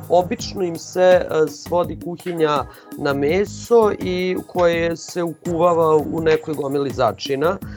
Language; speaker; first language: Serbian; native; Serbian